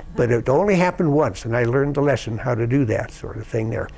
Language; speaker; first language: English; native; English